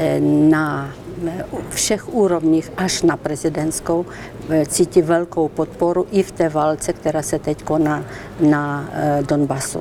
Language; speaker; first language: Czech; non-native, fluent; Ukrainian